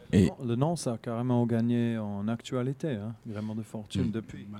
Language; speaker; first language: French; native; French